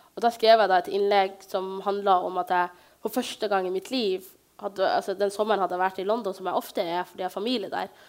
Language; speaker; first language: Norwegian; early bilingual, other home language; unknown